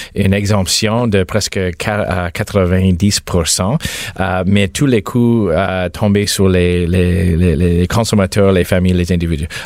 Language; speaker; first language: French; native; French